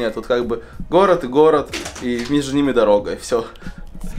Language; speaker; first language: Russian; native; Russian